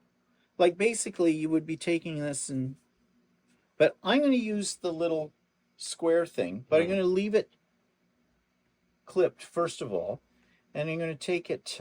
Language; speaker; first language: English; native; English